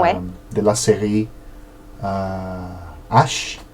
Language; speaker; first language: French; non-native, learner; Portuguese